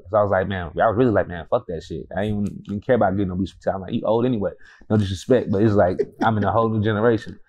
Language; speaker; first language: English; native; English